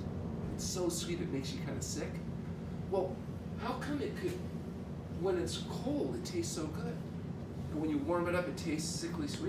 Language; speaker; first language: English; native; English